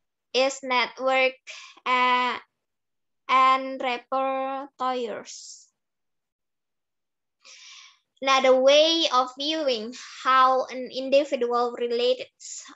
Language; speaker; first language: English; non-native, learner; Indonesian